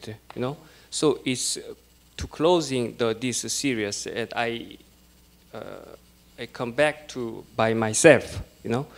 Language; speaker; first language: English; non-native, learner; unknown